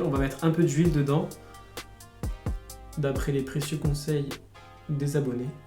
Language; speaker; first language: French; native; French